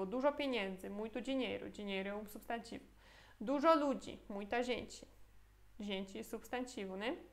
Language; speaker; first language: Portuguese; non-native, fluent; Polish